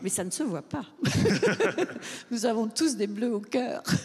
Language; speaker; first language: French; native; French